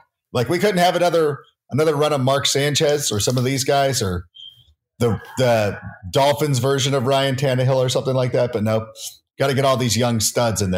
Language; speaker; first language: English; native; English